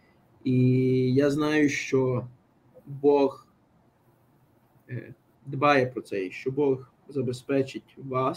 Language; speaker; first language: Ukrainian; early bilingual, heritage; Ukrainian